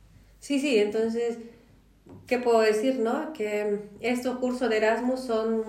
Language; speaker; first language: Spanish; non-native, fluent; Polish